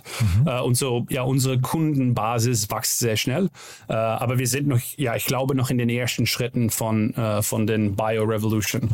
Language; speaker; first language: German; non-native, learner; Dutch